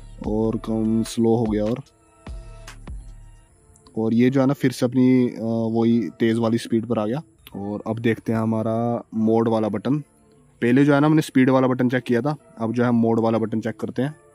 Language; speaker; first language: Hindi; native; Hindi